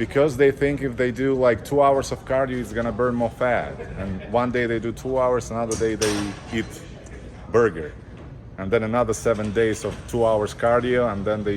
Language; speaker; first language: English; non-native, fluent; Ukrainian